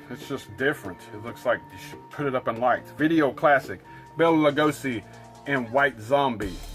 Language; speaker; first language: English; native; English